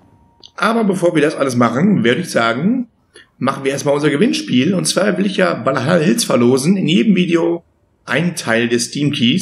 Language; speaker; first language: German; native; German